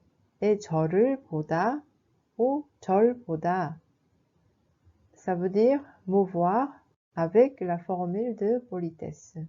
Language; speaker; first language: French; non-native, fluent; Korean